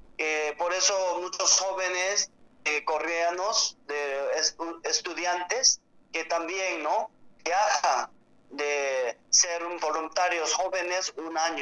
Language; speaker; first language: Spanish; non-native, learner; Korean